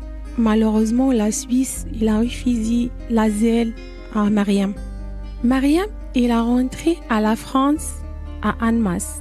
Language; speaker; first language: French; non-native, learner; Arabic